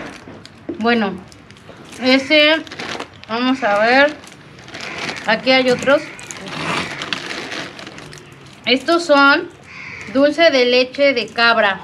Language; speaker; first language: Spanish; native; Spanish